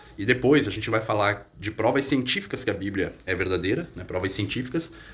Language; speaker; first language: Portuguese; native; Portuguese